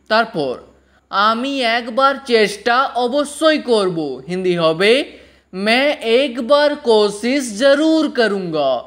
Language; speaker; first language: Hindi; non-native, fluent; Bangla